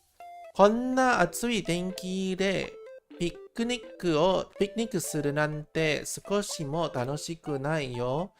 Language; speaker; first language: Japanese; non-native, learner; English